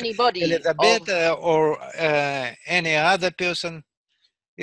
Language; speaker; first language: English; non-native, learner; Russian